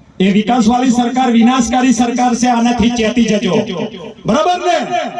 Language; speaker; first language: Gujarati; non-native, local second language; Rathawi